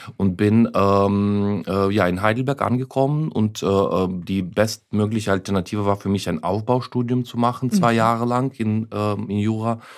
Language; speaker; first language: German; non-native, fluent; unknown